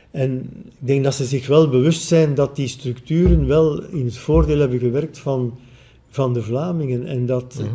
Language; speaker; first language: Dutch; native; Dutch